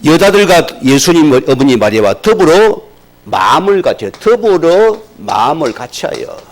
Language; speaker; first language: Korean; native; Korean